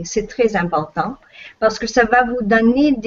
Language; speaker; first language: French; non-native, local second language; English